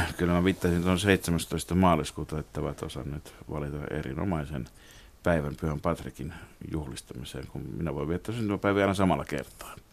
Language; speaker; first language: Finnish; native; Finnish